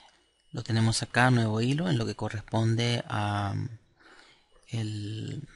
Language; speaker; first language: Spanish; native; Spanish